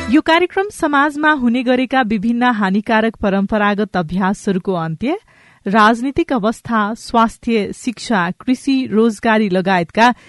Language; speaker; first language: Nepali; non-native, local second language; Maithili